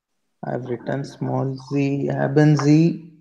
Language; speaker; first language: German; non-native, learner; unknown